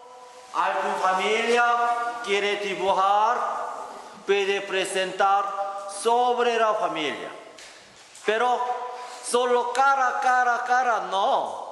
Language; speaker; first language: Spanish; non-native, learner; Korean